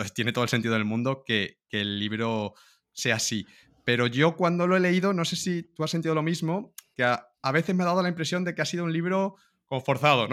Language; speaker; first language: Spanish; native; Spanish